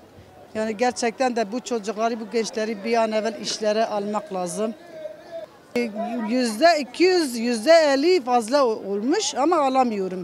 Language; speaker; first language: Turkish; non-native, local second language; Kurdish